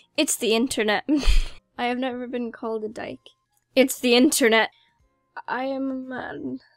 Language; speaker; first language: English; native; English